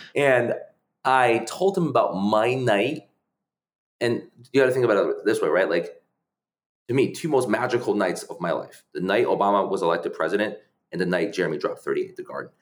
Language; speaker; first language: English; early bilingual, other home language; Chinese